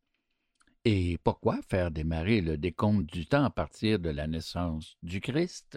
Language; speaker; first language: French; native; French